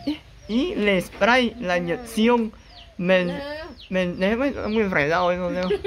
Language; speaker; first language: Spanish; native; Spanish